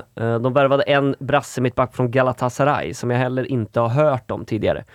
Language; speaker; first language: Swedish; native; Swedish